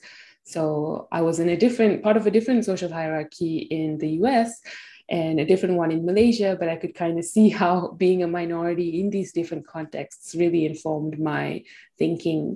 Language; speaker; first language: English; non-native, local second language; Tamil